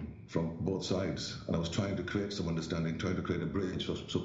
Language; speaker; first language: English; native; English